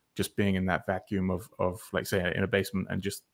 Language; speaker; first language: English; native; English